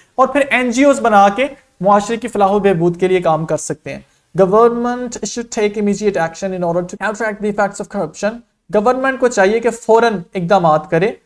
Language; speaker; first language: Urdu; non-native, local second language; Punjabi